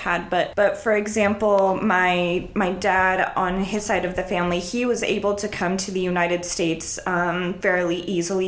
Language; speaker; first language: English; early bilingual, other home language; Spanish